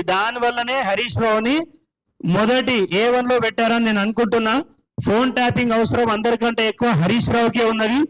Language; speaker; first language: Telugu; native; Telugu